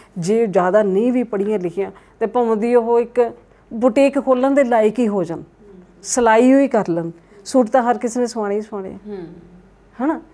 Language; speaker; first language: Punjabi; native; Punjabi